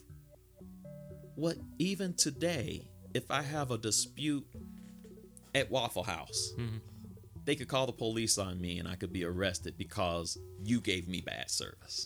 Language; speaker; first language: English; native; English